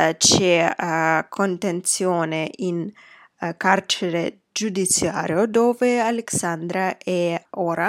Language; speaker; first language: Italian; non-native, fluent; Russian